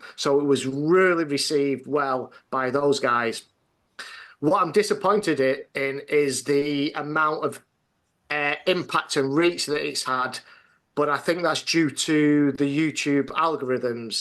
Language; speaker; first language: English; native; English